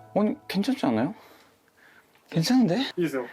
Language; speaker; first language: Korean; non-native, fluent; Japanese